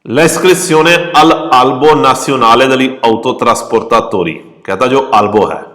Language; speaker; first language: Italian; non-native, fluent; Urdu